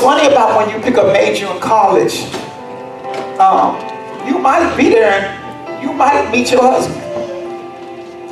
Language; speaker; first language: English; native; English